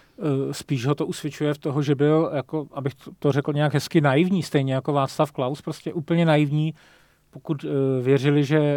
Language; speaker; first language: Czech; native; Czech